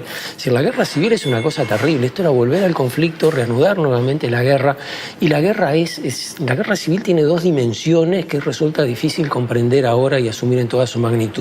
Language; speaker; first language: Spanish; native; Spanish